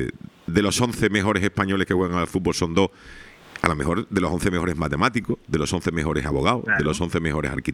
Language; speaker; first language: Spanish; native; Spanish